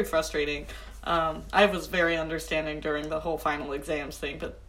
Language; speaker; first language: English; native; English